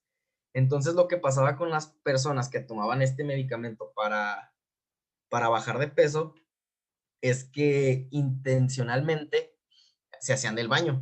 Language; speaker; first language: Spanish; native; Spanish